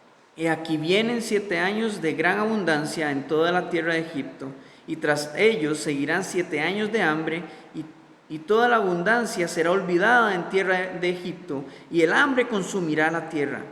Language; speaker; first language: Spanish; native; Spanish